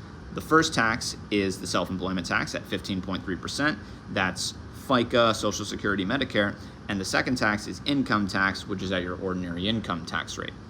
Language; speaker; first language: English; native; English